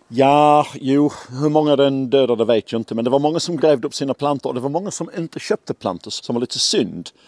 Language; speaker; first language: Swedish; non-native, fluent; English